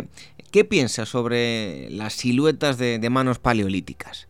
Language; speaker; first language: Spanish; native; Spanish